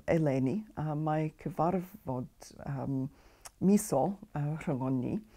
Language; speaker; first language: Welsh; non-native, learner; English